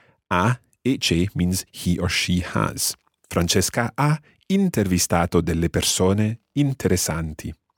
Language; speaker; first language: Italian; non-native, fluent; English